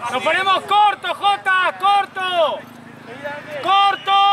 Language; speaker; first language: Spanish; native; Spanish